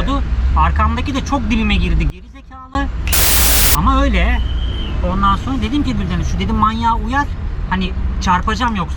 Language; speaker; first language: Turkish; native; Turkish